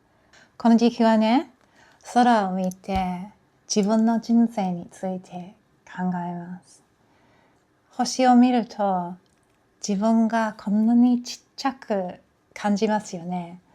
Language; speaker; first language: Japanese; non-native, learner; English